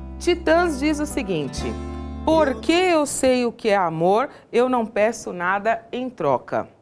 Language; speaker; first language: Portuguese; native; Portuguese